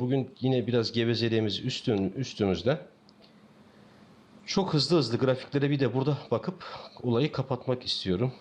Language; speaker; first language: Turkish; native; Turkish